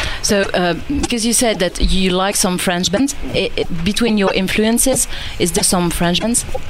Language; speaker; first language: English; non-native, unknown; French